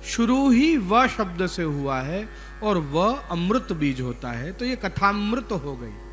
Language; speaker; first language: Hindi; non-native, local second language; Gujarati